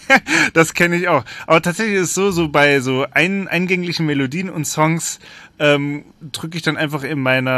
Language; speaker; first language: German; native; German